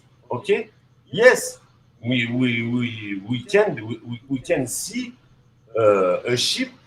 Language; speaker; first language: English; non-native, learner; French